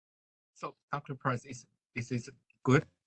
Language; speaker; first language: English; non-native, fluent; Chinese